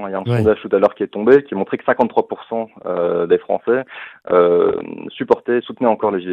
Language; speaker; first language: French; native; French